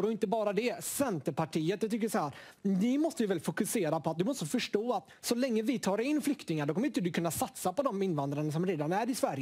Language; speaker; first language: Swedish; native; Swedish